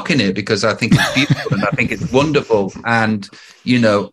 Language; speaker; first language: English; native; English